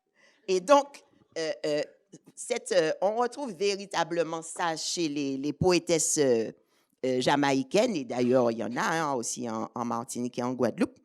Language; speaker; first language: French; native; French